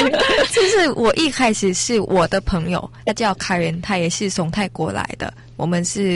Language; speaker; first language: Chinese; non-native, learner; Thai